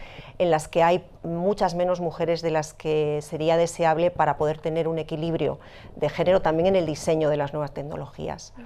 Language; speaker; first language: Spanish; native; Spanish